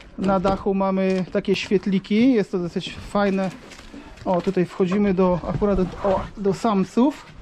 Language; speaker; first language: Polish; native; Polish